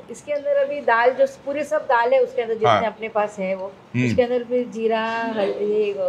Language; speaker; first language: Hindi; non-native, local second language; Marathi